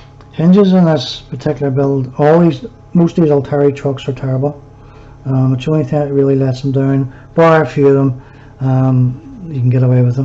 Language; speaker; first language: English; native; English